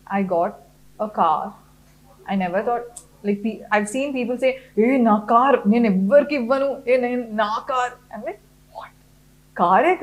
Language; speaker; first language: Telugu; non-native, local second language; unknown